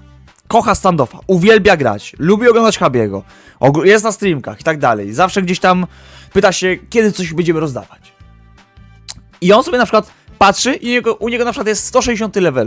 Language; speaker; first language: Polish; native; Polish